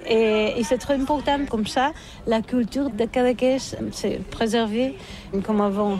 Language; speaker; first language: French; non-native, learner; Catalan